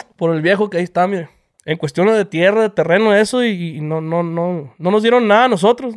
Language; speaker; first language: Spanish; native; Spanish